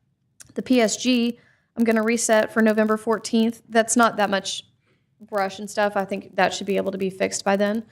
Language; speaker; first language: English; native; English